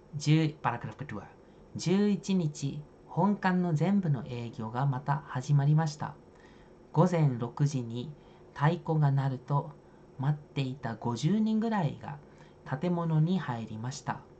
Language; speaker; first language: Japanese; non-native, fluent; Indonesian